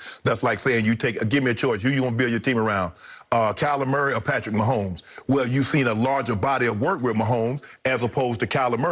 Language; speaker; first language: English; native; English